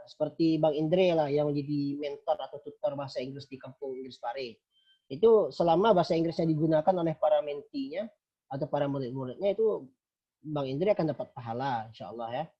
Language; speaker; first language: Indonesian; non-native, local second language; Minangkabau